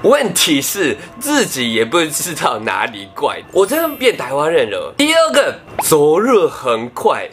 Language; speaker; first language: Chinese; non-native, fluent; Japanese